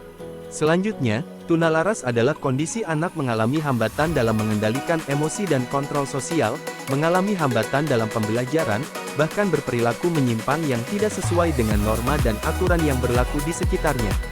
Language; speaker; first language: Indonesian; native; Indonesian